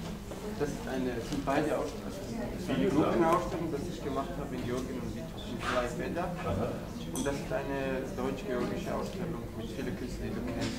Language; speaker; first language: German; non-native, learner; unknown